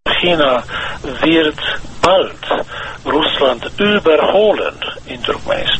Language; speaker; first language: German; non-native, fluent; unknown